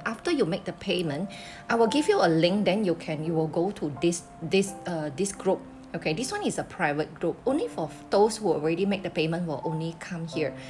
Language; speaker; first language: English; non-native, local second language; Chinese